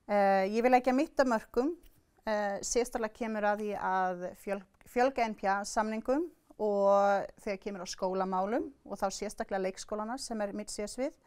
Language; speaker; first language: Icelandic; non-native, fluent; Swedish